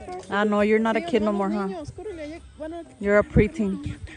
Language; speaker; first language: English; early bilingual, other home language; Spanish